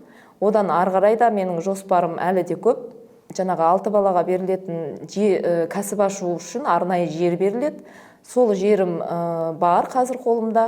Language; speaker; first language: Kazakh; native; Kazakh